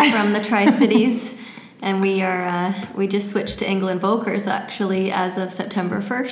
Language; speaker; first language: English; native; English